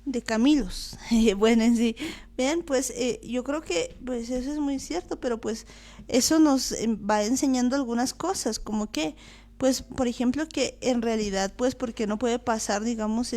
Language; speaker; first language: Spanish; native; Spanish